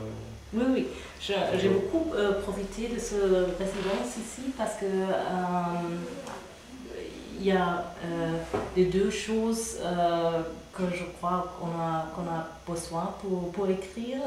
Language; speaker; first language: French; non-native, fluent; German